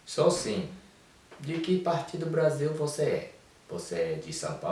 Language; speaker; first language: Portuguese; non-native, fluent; Japanese